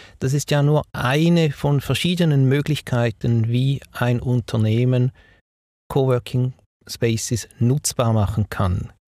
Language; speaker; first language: German; native; German